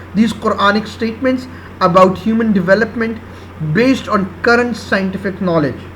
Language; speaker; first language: English; non-native, local second language; Urdu